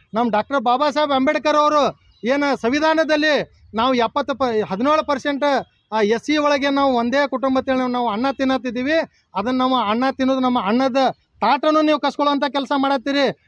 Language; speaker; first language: Kannada; non-native, local second language; Lambadi